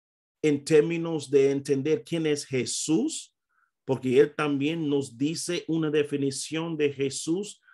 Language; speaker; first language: Spanish; non-native, fluent; English